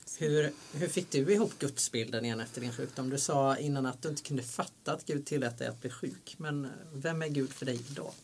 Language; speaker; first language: Swedish; native; Swedish